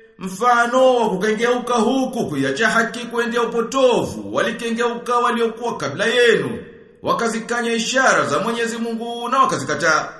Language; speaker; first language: Swahili; native; Swahili